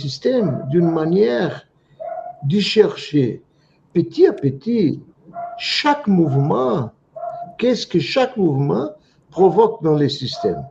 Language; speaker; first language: French; non-native, fluent; Portuguese